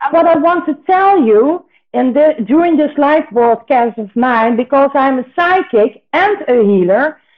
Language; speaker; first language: English; non-native, fluent; Dutch